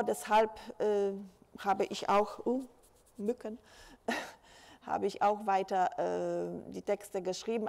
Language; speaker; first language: German; non-native, fluent; Polish